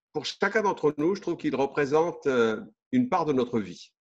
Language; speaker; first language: French; early bilingual, other home language; Kabyle